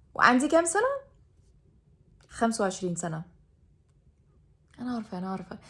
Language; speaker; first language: Egyptian Arabic; non-native, learner; English